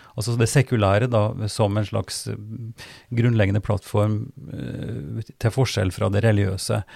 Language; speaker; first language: Norwegian; native; Norwegian